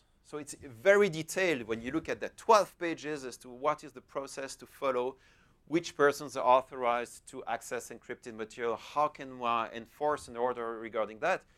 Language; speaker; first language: English; non-native, fluent; French